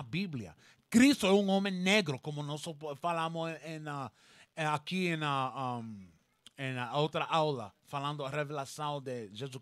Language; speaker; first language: Portuguese; non-native, learner; Spanish